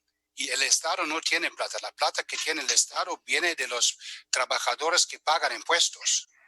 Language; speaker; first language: Spanish; non-native, fluent; German